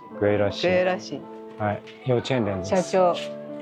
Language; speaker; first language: Japanese; native; Japanese